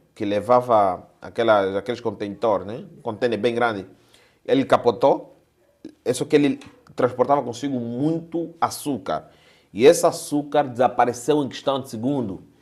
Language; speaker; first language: Portuguese; native; Portuguese